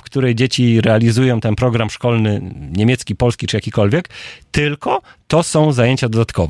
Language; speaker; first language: Polish; native; Polish